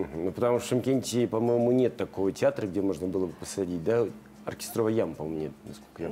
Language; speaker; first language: Russian; native; Russian